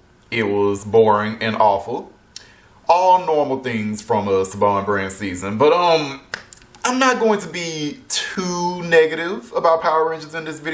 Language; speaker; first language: English; native; English